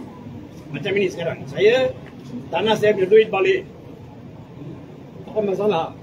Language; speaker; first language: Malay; non-native, local second language; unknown